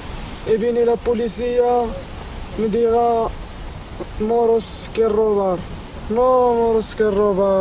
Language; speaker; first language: Spanish; non-native, learner; Arabic